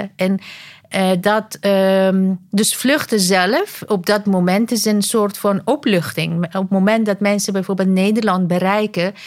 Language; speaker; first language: Dutch; non-native, fluent; Persian